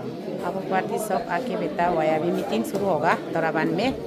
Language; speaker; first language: Hindi; non-native, local second language; Adi